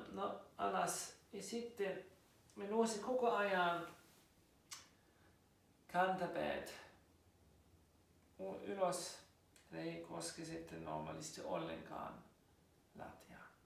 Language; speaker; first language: Finnish; non-native, learner; German